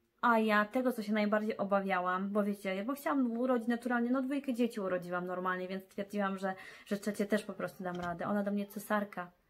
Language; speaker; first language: Polish; native; Polish